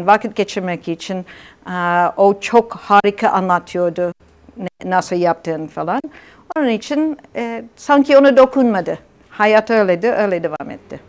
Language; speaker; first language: Turkish; non-native, fluent; English